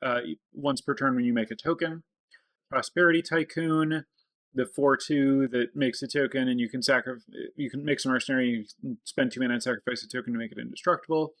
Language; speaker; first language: English; native; English